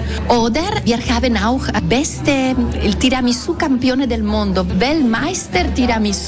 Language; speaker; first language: German; non-native, local second language; Italian